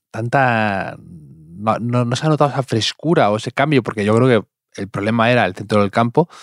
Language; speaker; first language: Spanish; native; Spanish